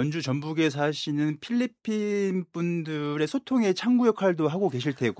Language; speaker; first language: Korean; native; Korean